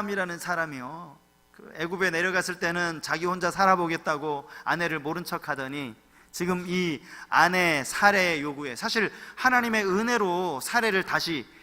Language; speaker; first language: Korean; native; Korean